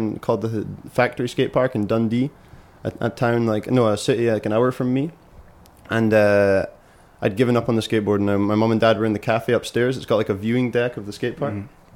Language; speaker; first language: English; native; English